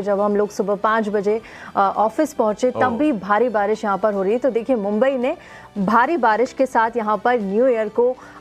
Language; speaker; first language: Hindi; native; Hindi